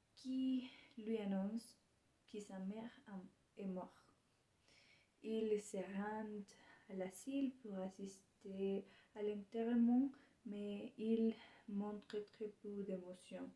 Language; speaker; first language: French; non-native, learner; Spanish